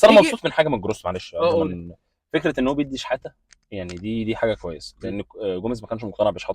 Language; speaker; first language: Arabic; native; Arabic